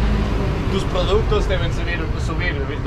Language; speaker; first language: Spanish; non-native, learner; English